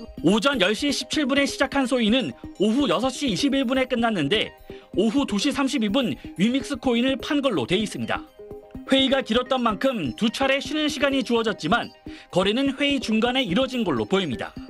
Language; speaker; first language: Korean; native; Korean